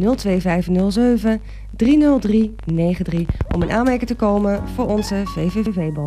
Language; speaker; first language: Dutch; native; Dutch